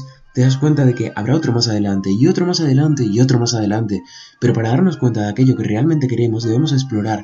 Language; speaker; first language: Spanish; native; Spanish